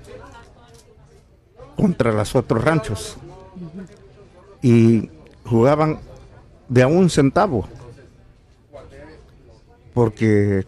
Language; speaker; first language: Spanish; native; Spanish